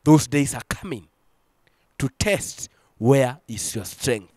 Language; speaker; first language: English; non-native, local second language; Swahili